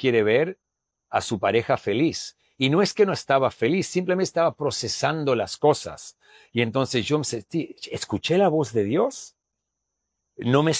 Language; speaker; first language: Spanish; non-native, fluent; English